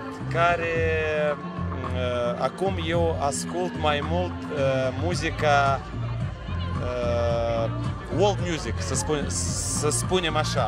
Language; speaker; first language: Romanian; non-native, local second language; Russian